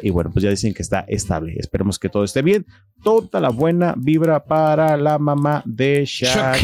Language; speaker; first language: Spanish; native; Spanish